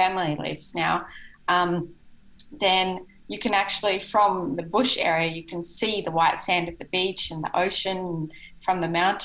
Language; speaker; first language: English; native; English